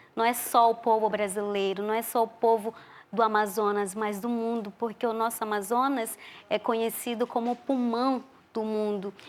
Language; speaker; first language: Portuguese; non-native, local second language; Ticuna